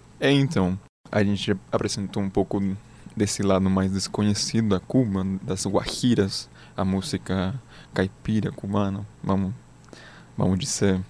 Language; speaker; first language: Portuguese; non-native, fluent; Spanish